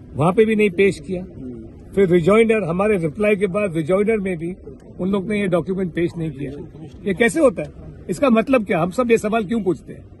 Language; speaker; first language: Hindi; non-native, local second language; Sindhi